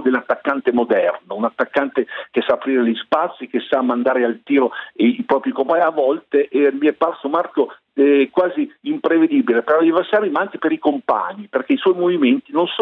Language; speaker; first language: Italian; native; Italian